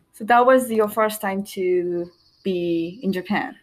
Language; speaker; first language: English; non-native, fluent; Japanese